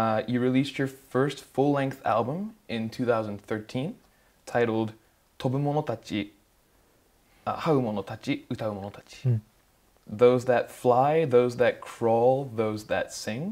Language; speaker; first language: English; early bilingual, other home language; Japanese